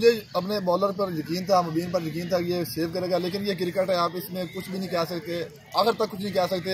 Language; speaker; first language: Hindi; non-native, local second language; Punjabi